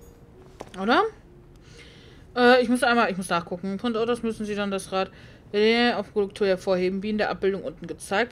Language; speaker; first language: German; native; German